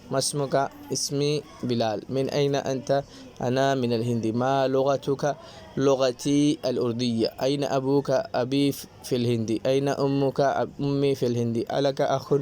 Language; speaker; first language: Arabic; non-native, fluent; Urdu